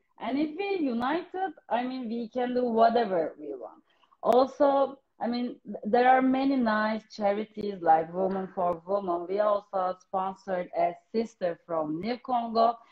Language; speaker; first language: English; non-native, fluent; Turkish